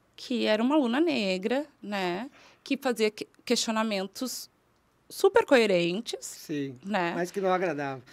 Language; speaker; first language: Portuguese; native; Portuguese